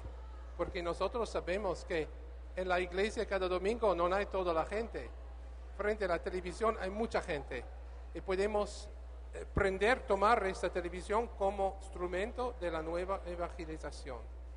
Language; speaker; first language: Spanish; non-native, learner; English